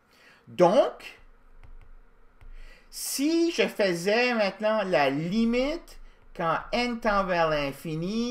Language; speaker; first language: French; native; French